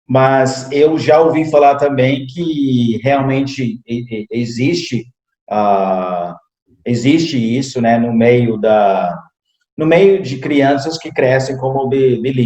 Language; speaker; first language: Portuguese; non-native, fluent; English